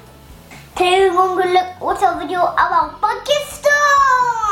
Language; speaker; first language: English; native; English